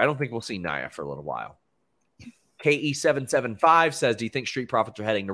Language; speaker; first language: English; native; English